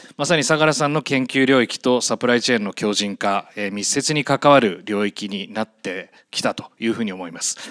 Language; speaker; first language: Japanese; native; Japanese